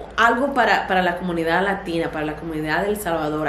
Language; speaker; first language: Spanish; early bilingual, heritage; Spanish